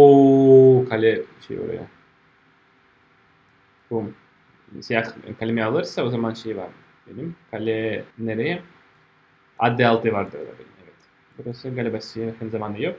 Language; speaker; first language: Turkish; non-native, fluent; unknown